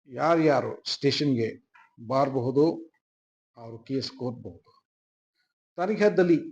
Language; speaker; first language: Kannada; non-native, fluent; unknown